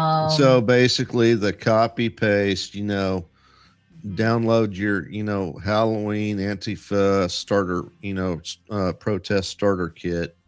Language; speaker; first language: English; native; English